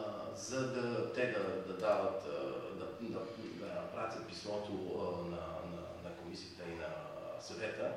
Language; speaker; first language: Bulgarian; non-native, fluent; French